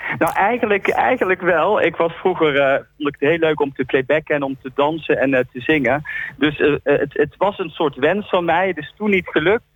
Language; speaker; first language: Dutch; native; Dutch